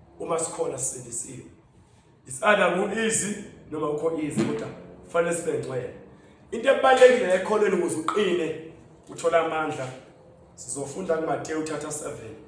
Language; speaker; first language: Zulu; native; Zulu